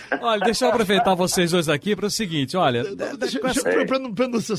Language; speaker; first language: Portuguese; native; Portuguese